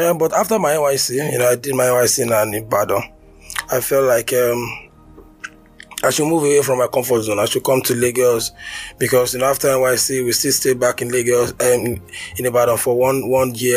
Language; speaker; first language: English; non-native, local second language; Yoruba